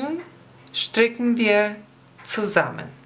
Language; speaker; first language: German; non-native, fluent; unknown